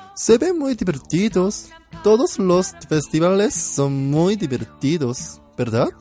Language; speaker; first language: Spanish; non-native, learner; Korean